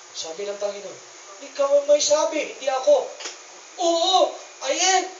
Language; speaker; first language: Filipino; non-native, local second language; Cebuano